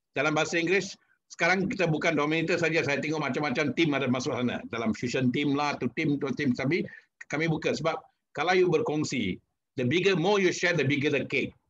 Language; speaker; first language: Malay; non-native, local second language; Tamil